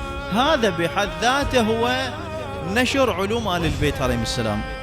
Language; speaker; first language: Arabic; native; Arabic